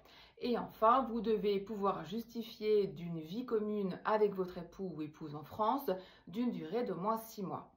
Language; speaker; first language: French; native; French